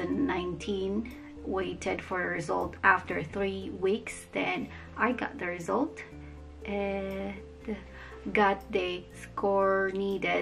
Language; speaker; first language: English; non-native, local second language; Filipino